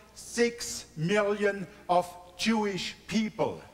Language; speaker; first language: English; non-native, learner; German